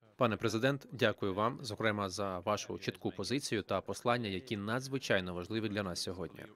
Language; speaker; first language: Ukrainian; native; Ukrainian